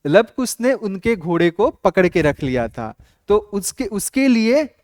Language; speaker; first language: Hindi; non-native, local second language; Assamese